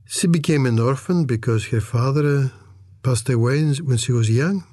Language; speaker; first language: English; non-native, fluent; Greek